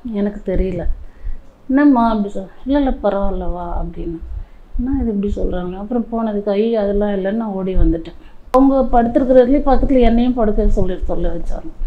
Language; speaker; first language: Tamil; native; Tamil